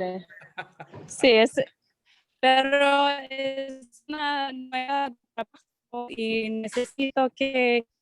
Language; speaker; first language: Spanish; non-native, learner; English